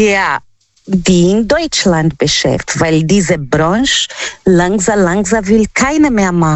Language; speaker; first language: German; non-native, learner; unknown